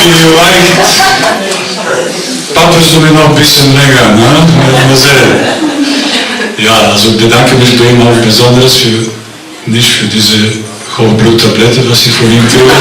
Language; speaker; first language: German; non-native, fluent; Bulgarian